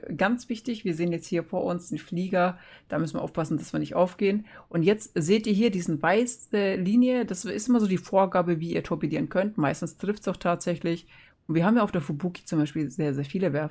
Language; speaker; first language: German; native; German